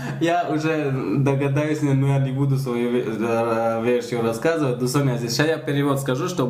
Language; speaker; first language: Russian; non-native, learner; Tajik